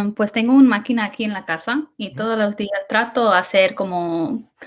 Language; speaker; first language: Spanish; early bilingual, heritage; Spanish